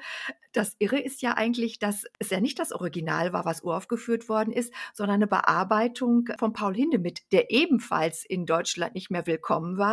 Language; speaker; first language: German; native; German